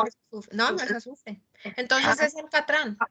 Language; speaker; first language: Spanish; native; Spanish